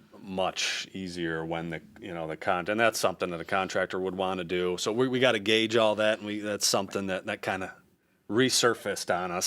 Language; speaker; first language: English; native; English